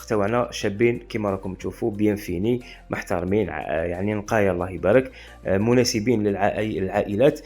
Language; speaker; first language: Arabic; native; Arabic